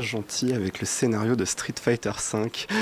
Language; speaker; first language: French; native; French